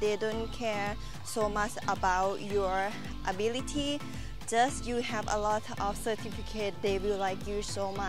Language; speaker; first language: English; non-native, learner; Thai